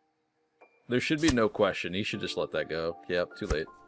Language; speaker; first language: English; native; English